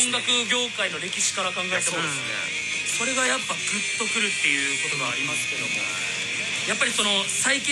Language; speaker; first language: Japanese; native; Japanese